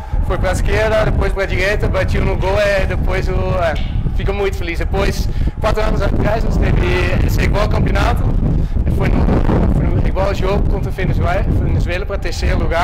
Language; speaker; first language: Portuguese; non-native, learner; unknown